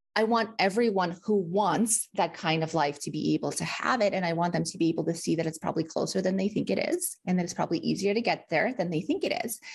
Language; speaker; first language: English; early bilingual, other home language; Russian